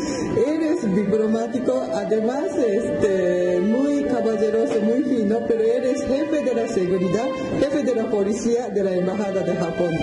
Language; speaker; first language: Spanish; non-native, fluent; Japanese